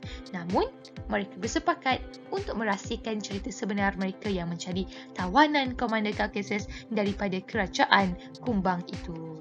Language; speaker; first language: Malay; native; Malay